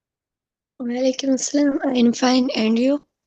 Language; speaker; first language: English; non-native, learner; Urdu